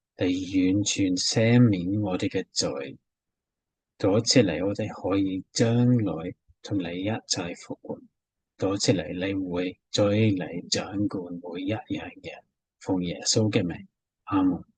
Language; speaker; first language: Cantonese; non-native, fluent; English